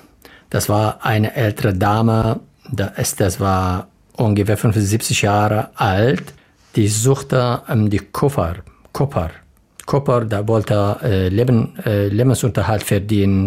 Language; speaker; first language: German; non-native, learner; Arabic